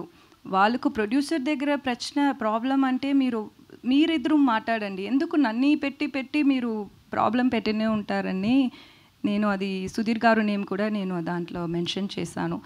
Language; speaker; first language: Telugu; non-native, learner; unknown